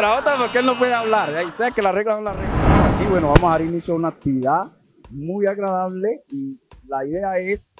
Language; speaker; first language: Spanish; native; Spanish